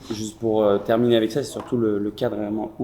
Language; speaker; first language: French; native; French